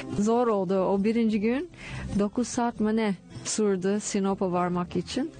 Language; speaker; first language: Turkish; non-native, fluent; English